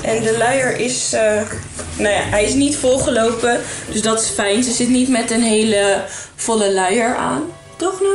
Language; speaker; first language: Dutch; native; Dutch